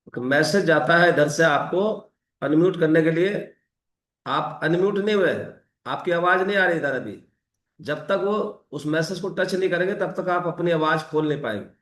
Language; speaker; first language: Hindi; native; Hindi